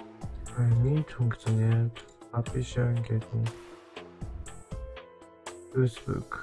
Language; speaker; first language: German; non-native, learner; Japanese